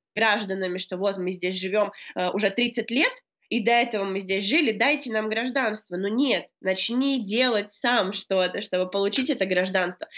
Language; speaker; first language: Russian; native; Russian